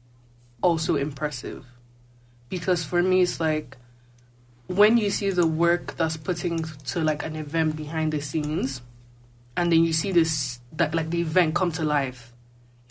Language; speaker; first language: English; non-native, local second language; Igbo